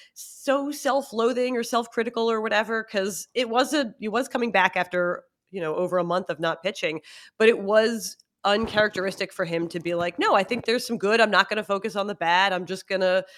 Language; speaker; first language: English; native; English